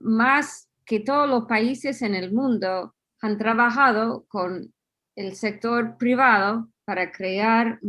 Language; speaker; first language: Spanish; non-native, fluent; English